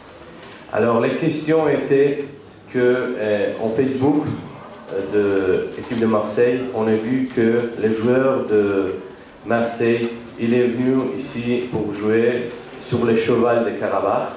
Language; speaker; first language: French; non-native, learner; Azerbaijani